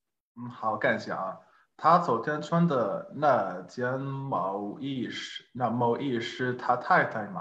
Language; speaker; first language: Chinese; non-native, fluent; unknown